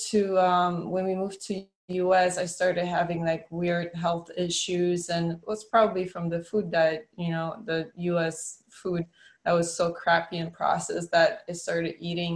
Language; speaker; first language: English; non-native, fluent; Polish